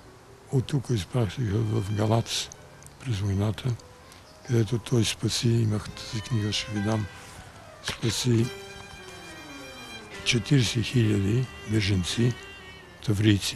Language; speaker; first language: Bulgarian; early bilingual, heritage; Bulgarian